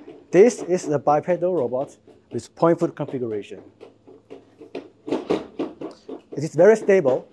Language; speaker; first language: English; non-native, fluent; Chinese